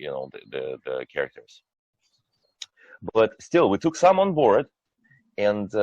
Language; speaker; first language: English; non-native, fluent; Russian